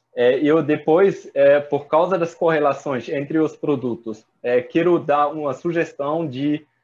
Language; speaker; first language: Portuguese; non-native, fluent; German